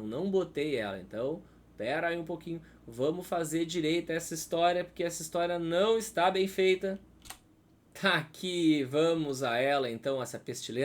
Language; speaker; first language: Portuguese; native; Portuguese